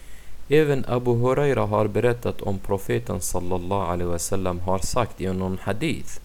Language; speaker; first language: Swedish; non-native, fluent; Arabic